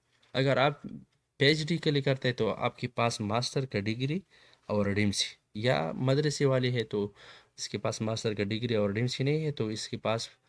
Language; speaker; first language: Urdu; non-native, local second language; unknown